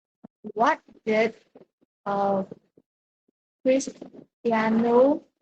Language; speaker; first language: English; non-native, learner; Vietnamese